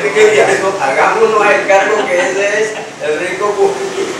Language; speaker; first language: Spanish; native; Spanish